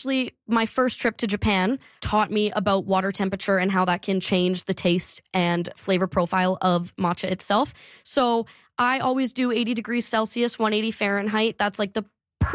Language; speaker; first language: English; native; English